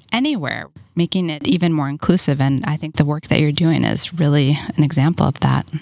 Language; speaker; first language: English; native; English